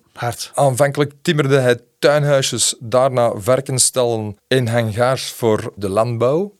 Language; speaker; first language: Dutch; native; Dutch